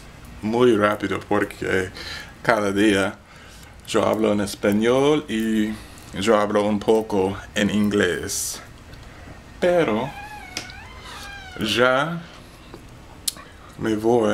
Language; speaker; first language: Spanish; non-native, learner; English